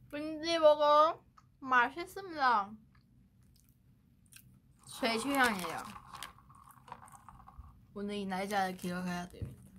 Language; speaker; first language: Korean; non-native, fluent; Chinese